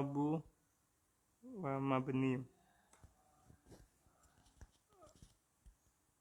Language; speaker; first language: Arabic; non-native, learner; Indonesian